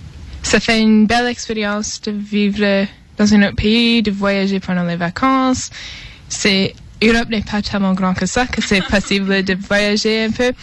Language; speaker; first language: French; non-native, fluent; English